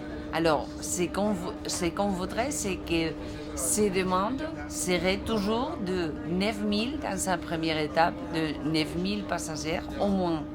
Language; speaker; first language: French; non-native, fluent; Spanish